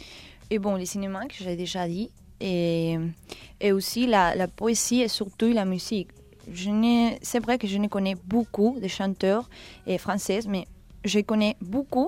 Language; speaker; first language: French; non-native, learner; Spanish